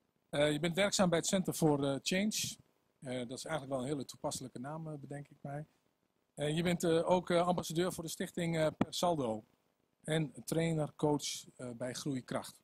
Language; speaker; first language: Dutch; native; Dutch